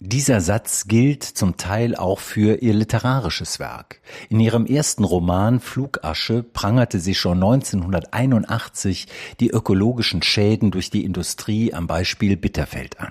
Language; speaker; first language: German; native; German